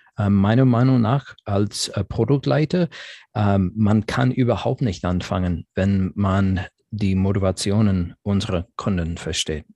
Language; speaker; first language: German; non-native, fluent; English